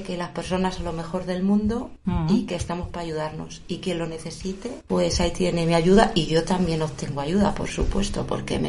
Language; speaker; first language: Spanish; native; Spanish